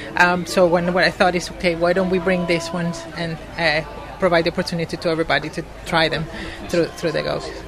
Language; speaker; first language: English; non-native, fluent; Spanish